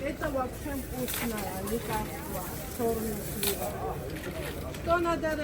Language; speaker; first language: Russian; non-native, learner; Polish